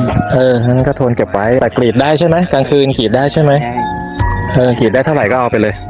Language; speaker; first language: Thai; native; Thai